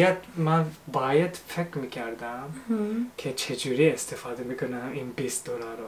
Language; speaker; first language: Persian; non-native, fluent; Japanese